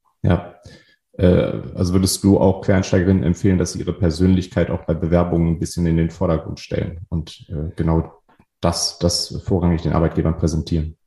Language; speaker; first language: German; native; German